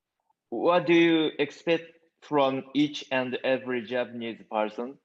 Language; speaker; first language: English; non-native, learner; Japanese